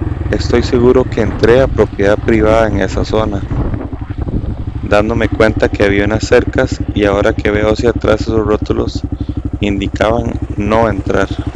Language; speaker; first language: Spanish; native; Spanish